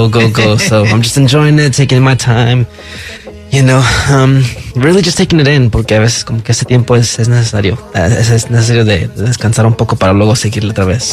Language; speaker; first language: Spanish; early bilingual, heritage; Spanish